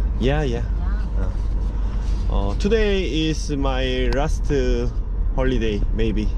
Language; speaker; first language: English; non-native, learner; Korean